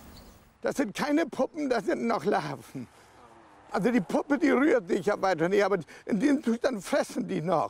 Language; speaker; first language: German; native; German